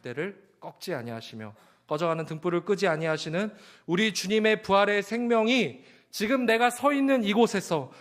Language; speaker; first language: Korean; native; Korean